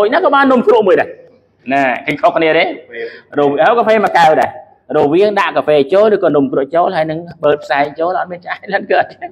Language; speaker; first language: Khmer; native; Khmer